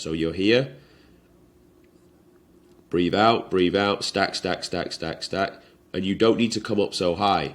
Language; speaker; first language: English; native; English